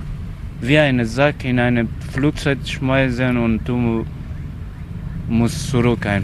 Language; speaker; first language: German; non-native, learner; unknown